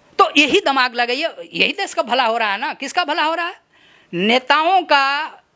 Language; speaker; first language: Hindi; native; Hindi